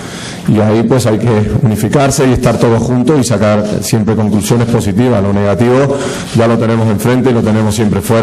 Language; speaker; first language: Spanish; native; Spanish